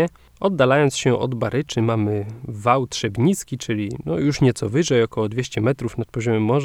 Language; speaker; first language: Polish; native; Polish